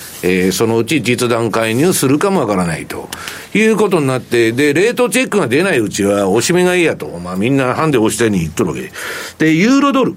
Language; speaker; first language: Japanese; native; Japanese